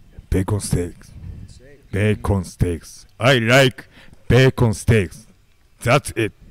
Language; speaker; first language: English; non-native, learner; Japanese